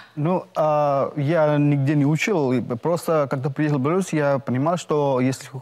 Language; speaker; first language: Russian; non-native, fluent; Hindi